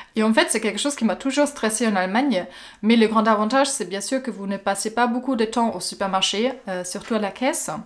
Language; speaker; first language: French; non-native, fluent; German